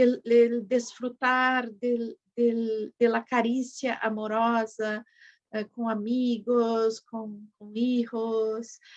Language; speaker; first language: Spanish; non-native, fluent; Portuguese